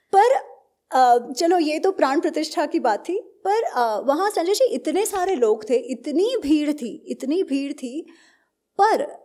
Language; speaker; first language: Hindi; non-native, local second language; Gujarati